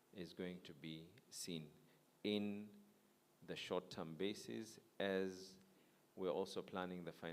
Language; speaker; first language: English; non-native, local second language; Swahili